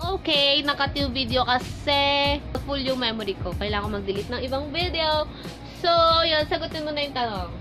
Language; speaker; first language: Filipino; native; Filipino